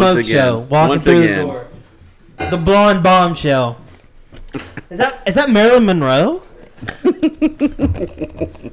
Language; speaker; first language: English; native; English